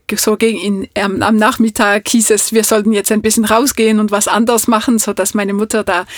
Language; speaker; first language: German; non-native, fluent; French